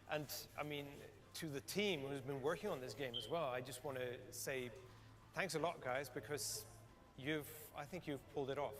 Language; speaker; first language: English; non-native, fluent; Swedish